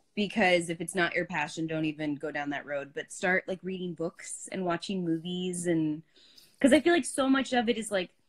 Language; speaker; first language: English; native; English